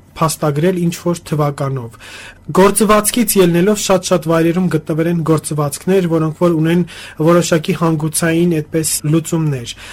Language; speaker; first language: Armenian; native; Armenian